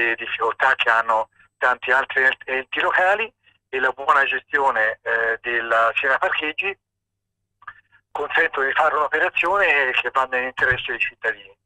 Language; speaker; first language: Italian; native; Italian